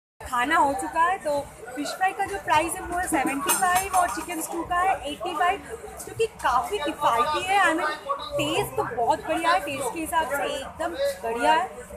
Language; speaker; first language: Hindi; non-native, local second language; Bangla